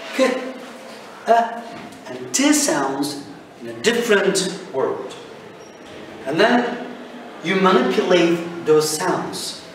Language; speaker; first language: English; non-native, fluent; Turkish